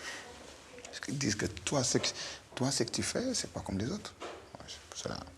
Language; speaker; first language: French; non-native, local second language; Arabic